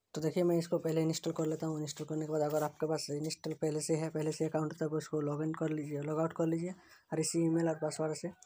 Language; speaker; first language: Hindi; native; Hindi